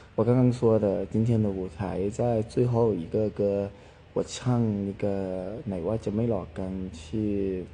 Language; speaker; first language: Chinese; non-native, learner; Thai